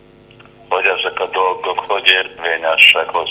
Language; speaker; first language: Hungarian; non-native, fluent; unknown